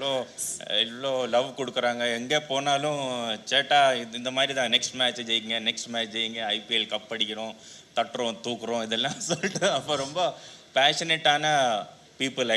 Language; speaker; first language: Tamil; non-native, local second language; Malayalam